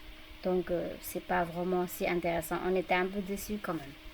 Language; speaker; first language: French; non-native, fluent; Burmese